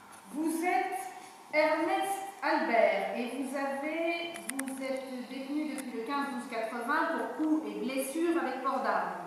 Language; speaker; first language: French; native; French